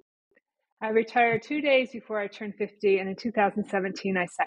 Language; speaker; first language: English; native; English